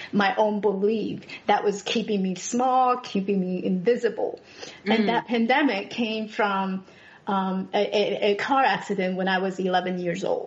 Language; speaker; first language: English; non-native, fluent; Chinese